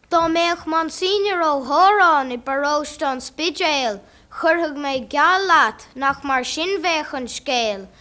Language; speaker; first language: Irish; native; Irish